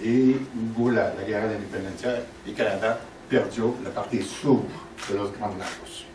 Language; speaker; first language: Spanish; non-native, learner; French